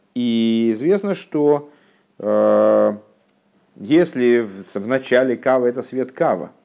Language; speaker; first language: Russian; native; Russian